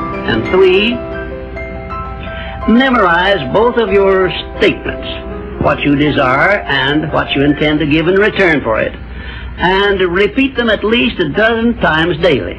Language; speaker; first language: English; native; English